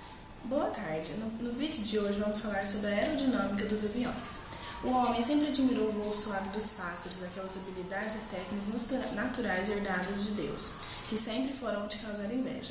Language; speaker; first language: Portuguese; native; Portuguese